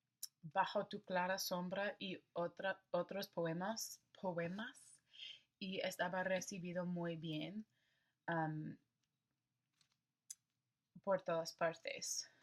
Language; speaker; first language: Spanish; non-native, learner; English